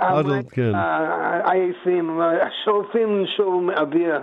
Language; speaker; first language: Hebrew; non-native, fluent; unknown